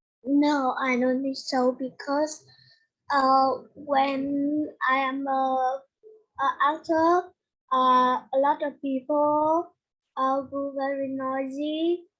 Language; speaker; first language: English; non-native, learner; Vietnamese